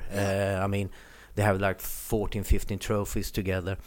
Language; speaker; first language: English; non-native, fluent; Swedish